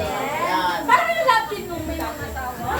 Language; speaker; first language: Filipino; native; Filipino